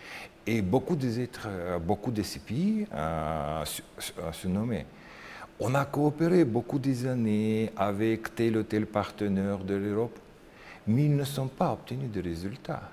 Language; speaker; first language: French; non-native, learner; Russian